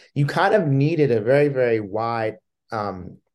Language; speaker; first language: English; native; English